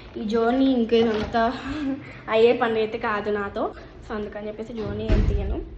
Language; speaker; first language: Telugu; early bilingual, heritage; Telugu